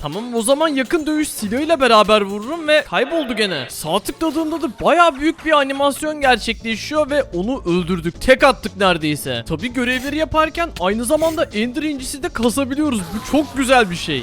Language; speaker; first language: Turkish; native; Turkish